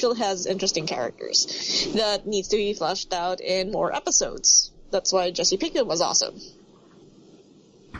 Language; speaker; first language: English; non-native, local second language; Filipino